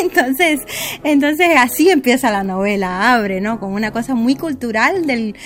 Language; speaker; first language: Spanish; native; Spanish